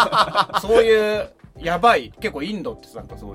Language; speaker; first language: Japanese; native; Japanese